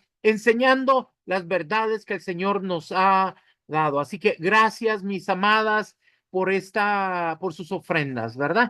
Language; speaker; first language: Spanish; native; Spanish